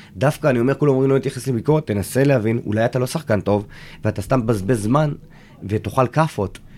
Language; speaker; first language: Hebrew; native; Hebrew